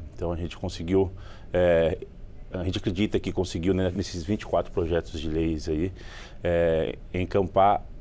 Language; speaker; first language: Portuguese; native; Portuguese